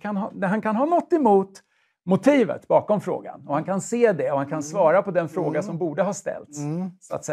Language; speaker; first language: Swedish; native; Swedish